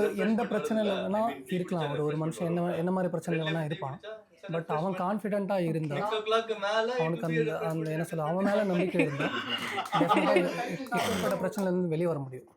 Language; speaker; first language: Tamil; native; Tamil